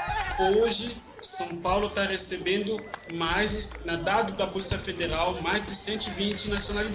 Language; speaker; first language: Portuguese; non-native, fluent; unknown